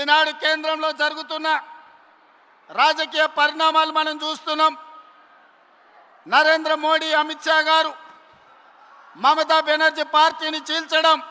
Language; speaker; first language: Telugu; native; Telugu